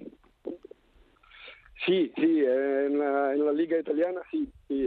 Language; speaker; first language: Spanish; non-native, fluent; Italian